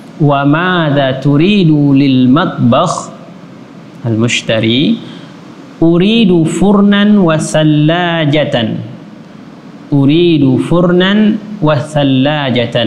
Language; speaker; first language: Arabic; non-native, fluent; Indonesian